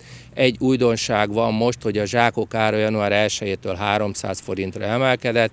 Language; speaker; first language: Hungarian; native; Hungarian